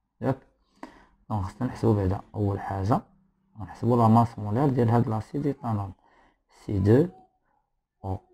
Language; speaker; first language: French; non-native, local second language; Arabic